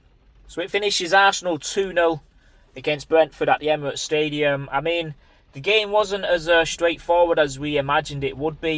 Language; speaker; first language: English; native; English